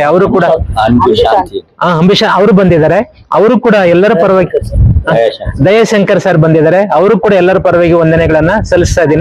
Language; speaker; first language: Kannada; native; Kannada